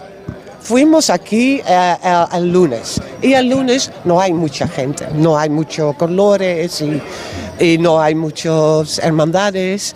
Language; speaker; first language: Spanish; non-native, learner; Dutch